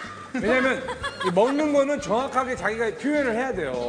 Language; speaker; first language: Korean; native; Korean